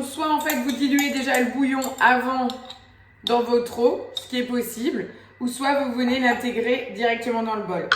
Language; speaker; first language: French; native; French